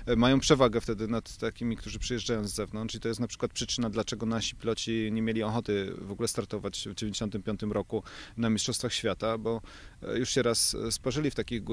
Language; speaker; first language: Polish; native; Polish